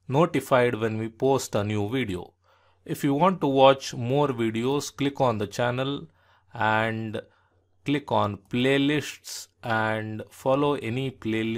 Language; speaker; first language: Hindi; non-native, local second language; Kannada